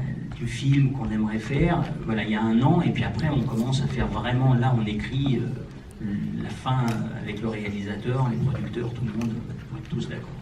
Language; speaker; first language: French; native; French